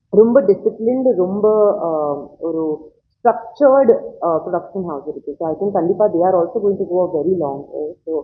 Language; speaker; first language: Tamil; non-native, learner; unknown